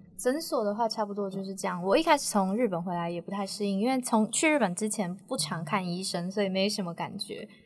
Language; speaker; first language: Chinese; native; Chinese